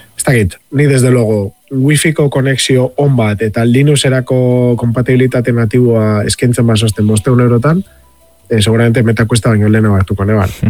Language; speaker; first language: Basque; native; Basque